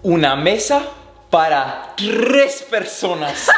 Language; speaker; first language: Spanish; non-native, learner; English